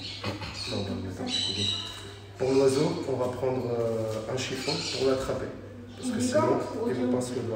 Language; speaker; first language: French; native; French